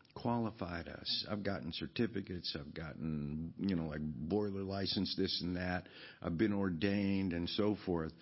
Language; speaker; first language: English; native; English